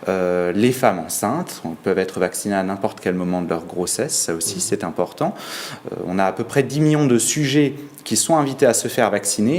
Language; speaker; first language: French; native; French